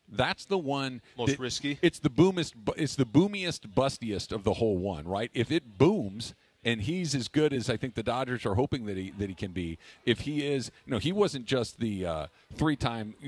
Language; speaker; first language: English; native; English